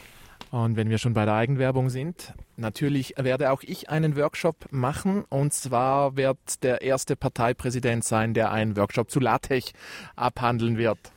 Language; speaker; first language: German; native; German